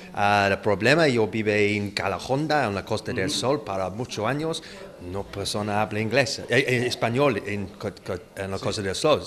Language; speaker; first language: Spanish; non-native, learner; English